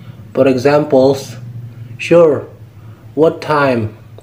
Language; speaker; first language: English; non-native, fluent; Indonesian